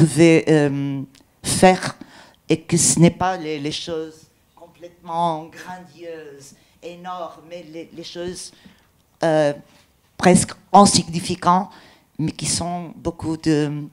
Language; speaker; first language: French; non-native, learner; Portuguese